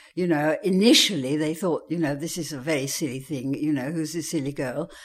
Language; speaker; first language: English; native; English